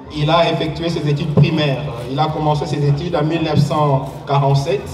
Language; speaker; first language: French; non-native, local second language; Lingala